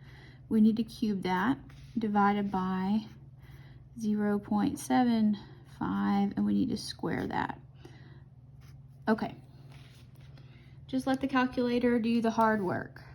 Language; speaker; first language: English; native; English